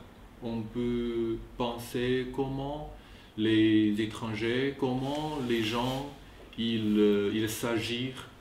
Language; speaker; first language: French; non-native, fluent; Chinese